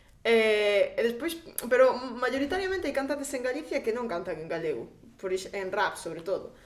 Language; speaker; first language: Galician; non-native, local second language; Spanish